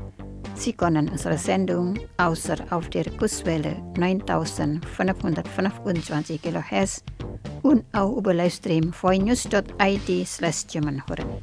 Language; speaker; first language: German; non-native, fluent; Indonesian